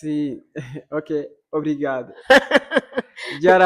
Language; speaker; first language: Portuguese; non-native, local second language; Fula